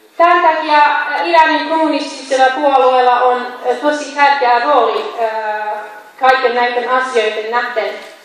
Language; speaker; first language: Finnish; non-native, fluent; Persian